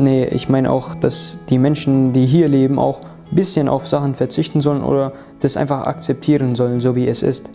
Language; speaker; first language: German; non-native, fluent; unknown